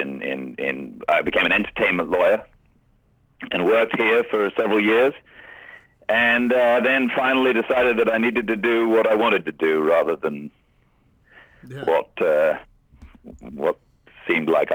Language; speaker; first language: English; native; English